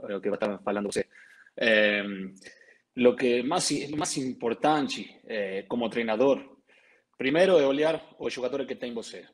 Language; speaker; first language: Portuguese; non-native, learner; Spanish